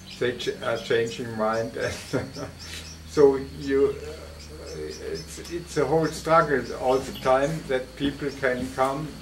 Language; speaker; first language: English; non-native, fluent; German